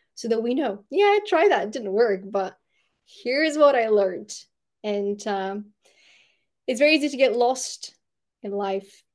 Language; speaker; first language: English; non-native, fluent; Bulgarian